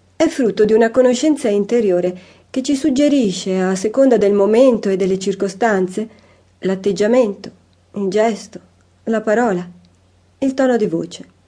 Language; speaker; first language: Italian; native; Italian